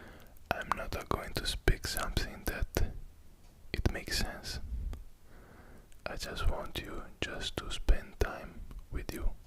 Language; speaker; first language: English; non-native, fluent; Italian